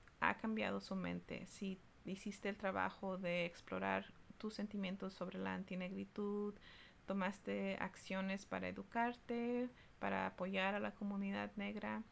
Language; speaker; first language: Spanish; early bilingual, heritage; Spanish